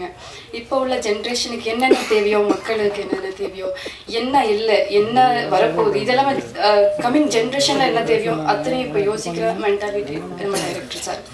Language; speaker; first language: Tamil; non-native, fluent; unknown